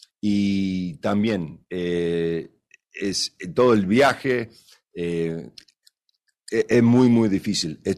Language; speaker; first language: Spanish; early bilingual, other home language; English